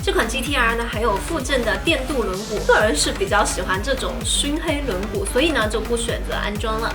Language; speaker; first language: Chinese; native; Chinese